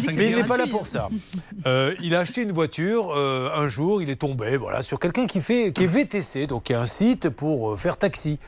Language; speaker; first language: French; native; French